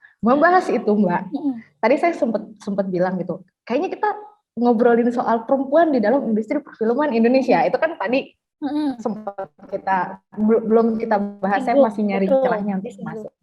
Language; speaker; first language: Indonesian; native; Indonesian